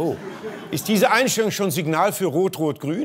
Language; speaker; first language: German; native; German